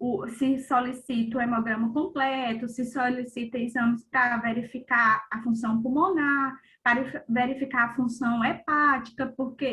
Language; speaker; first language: Portuguese; native; Portuguese